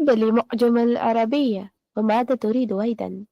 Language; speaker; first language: Arabic; non-native, learner; Hindi